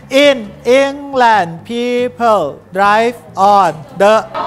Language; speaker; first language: English; non-native, fluent; Thai